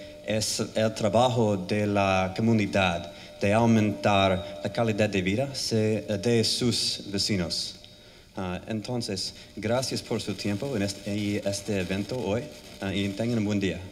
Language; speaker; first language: Spanish; non-native, learner; English